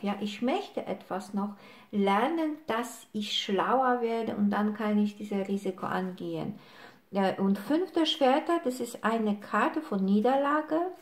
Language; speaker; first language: German; non-native, fluent; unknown